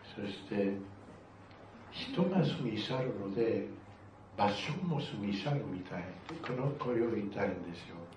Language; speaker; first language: Japanese; non-native, fluent; Spanish